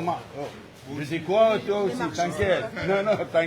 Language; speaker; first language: French; non-native, learner; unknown